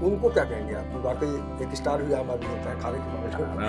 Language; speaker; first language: Hindi; native; Hindi